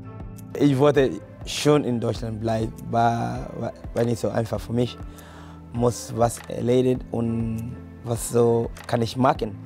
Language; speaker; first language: German; non-native, fluent; Akan